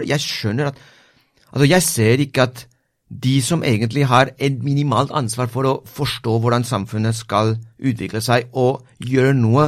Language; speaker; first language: Norwegian; non-native, fluent; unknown